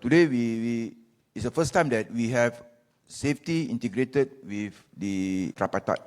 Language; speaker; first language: English; non-native, local second language; Malay